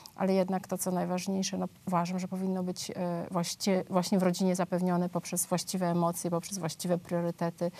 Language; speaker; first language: Polish; native; Polish